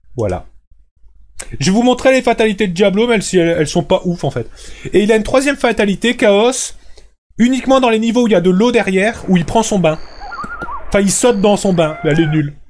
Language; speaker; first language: French; native; French